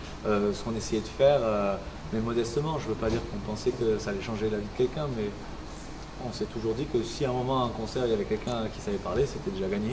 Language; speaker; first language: French; native; French